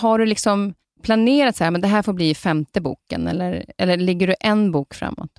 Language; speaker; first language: Swedish; native; Swedish